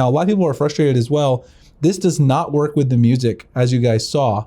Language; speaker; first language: English; native; English